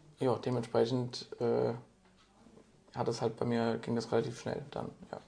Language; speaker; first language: German; native; German